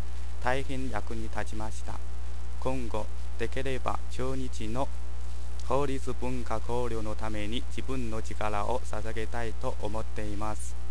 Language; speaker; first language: Japanese; non-native, learner; Chinese